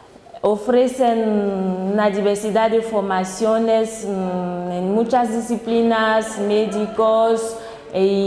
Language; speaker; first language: Spanish; non-native, learner; French